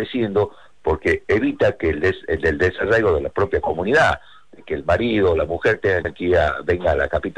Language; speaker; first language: Spanish; native; Spanish